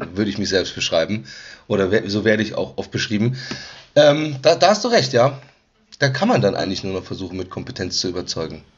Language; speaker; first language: German; native; German